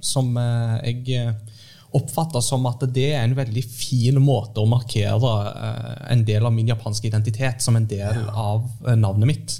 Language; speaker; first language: Norwegian; native; Norwegian